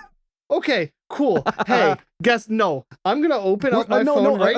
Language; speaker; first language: English; native; English